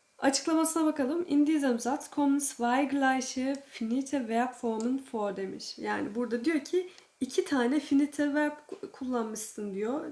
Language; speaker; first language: Turkish; native; Turkish